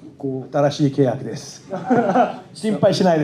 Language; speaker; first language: Japanese; non-native, learner; Thai